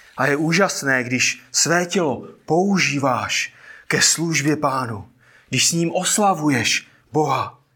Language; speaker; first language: Czech; native; Czech